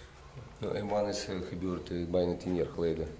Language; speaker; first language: Dutch; non-native, learner; Russian